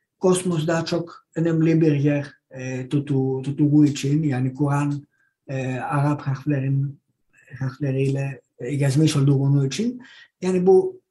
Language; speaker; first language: Turkish; non-native, learner; Greek